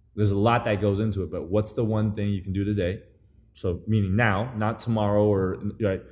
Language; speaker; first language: English; early bilingual, other home language; Chinese